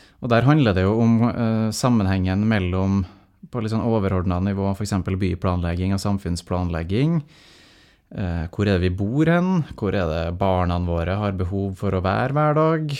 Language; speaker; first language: Norwegian; native; Norwegian